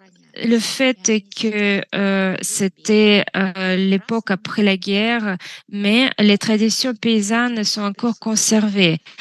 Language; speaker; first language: French; non-native, fluent; Russian